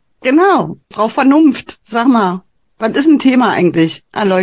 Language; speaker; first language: German; native; German